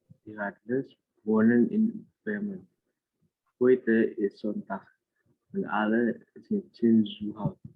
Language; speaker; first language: German; non-native, learner; Indonesian